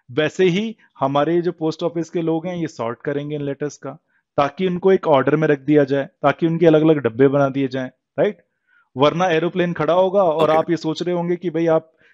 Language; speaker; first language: Hindi; native; Hindi